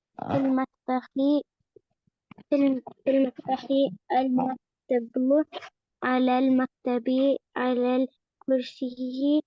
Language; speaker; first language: Arabic; non-native, learner; Urdu